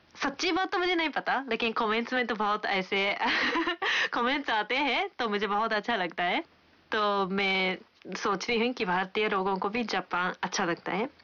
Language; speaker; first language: Hindi; non-native, fluent; Japanese